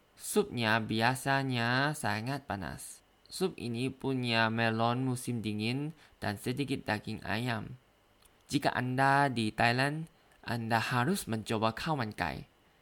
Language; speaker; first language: Indonesian; non-native, learner; Thai